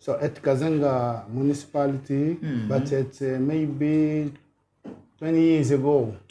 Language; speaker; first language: English; non-native, learner; Portuguese